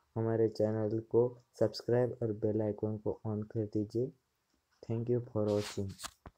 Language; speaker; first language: Hindi; non-native, local second language; Marathi